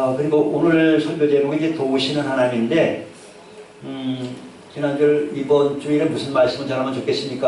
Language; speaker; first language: Korean; native; Korean